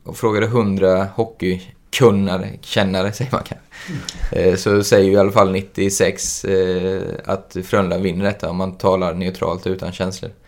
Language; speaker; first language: Swedish; native; Swedish